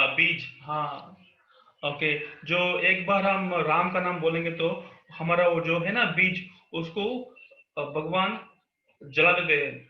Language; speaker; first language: Hindi; non-native, local second language; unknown